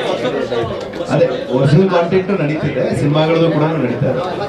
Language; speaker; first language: Kannada; native; Kannada